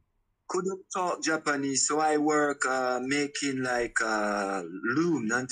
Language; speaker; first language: English; non-native, learner; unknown